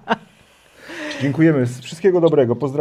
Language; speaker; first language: Polish; native; Polish